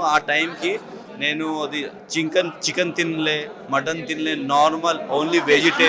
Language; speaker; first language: Telugu; non-native, learner; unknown